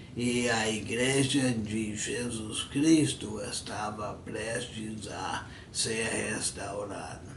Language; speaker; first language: Portuguese; non-native, fluent; English